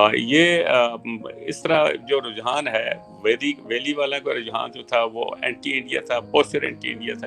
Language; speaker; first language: Urdu; native; Urdu